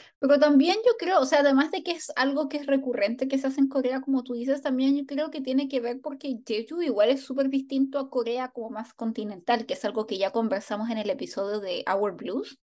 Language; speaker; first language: Spanish; native; Spanish